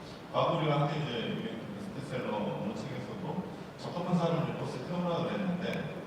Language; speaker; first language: Korean; native; Korean